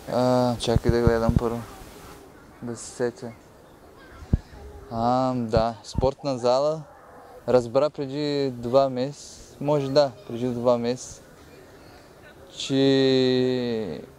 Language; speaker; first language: Bulgarian; non-native, learner; Portuguese